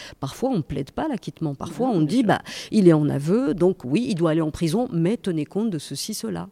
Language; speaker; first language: French; native; French